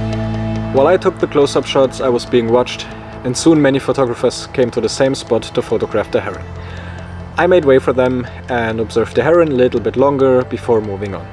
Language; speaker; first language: English; non-native, fluent; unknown